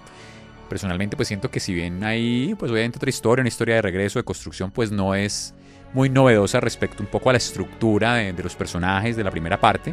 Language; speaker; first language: Spanish; native; Spanish